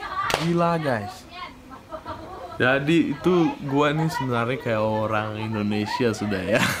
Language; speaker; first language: Indonesian; non-native, fluent; Russian